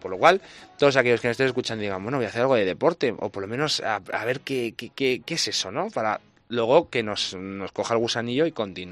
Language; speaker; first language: Spanish; native; Spanish